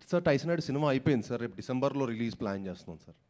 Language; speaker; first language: Telugu; native; Telugu